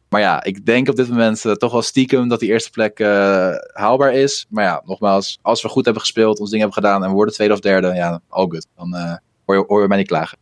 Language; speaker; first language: Dutch; early bilingual, other home language; Russian